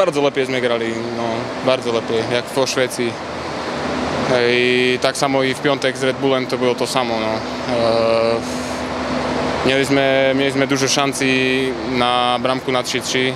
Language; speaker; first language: Polish; non-native, learner; Czech